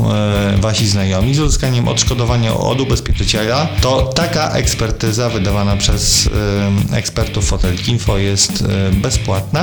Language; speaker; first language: Polish; native; Polish